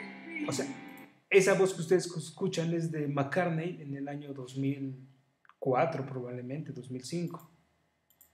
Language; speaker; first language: Spanish; native; Spanish